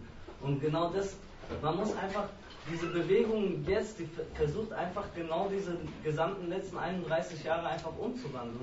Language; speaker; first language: German; native; German